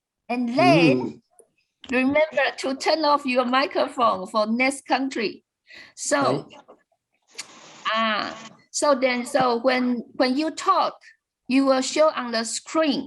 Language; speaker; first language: English; non-native, fluent; Chinese